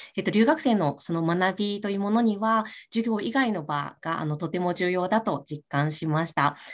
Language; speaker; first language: Japanese; native; Japanese